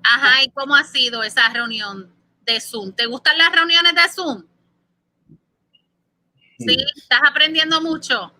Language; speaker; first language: Spanish; early bilingual, heritage; Spanish